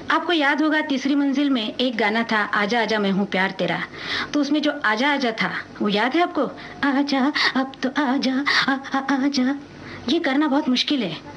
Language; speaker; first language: Hindi; non-native, local second language; Marathi